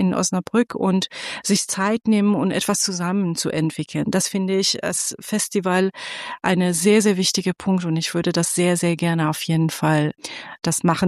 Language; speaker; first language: German; non-native, fluent; Persian